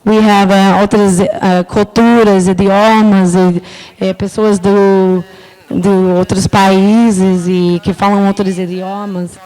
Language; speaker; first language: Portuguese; non-native, learner; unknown